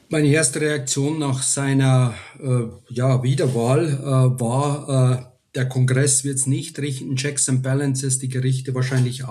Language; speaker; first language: German; native; German